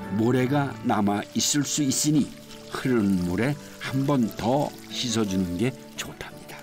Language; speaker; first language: Korean; native; Korean